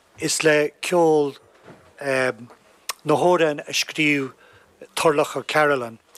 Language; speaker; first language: Irish; native; Irish